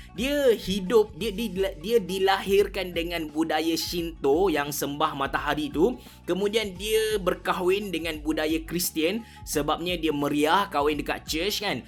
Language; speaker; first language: Malay; native; Malay